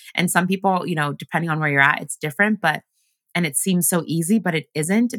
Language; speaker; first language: English; early bilingual, other home language; Ganda